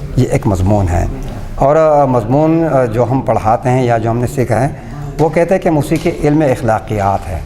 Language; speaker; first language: Urdu; non-native, local second language; Pashto